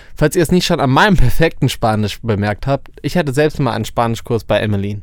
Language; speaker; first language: German; native; German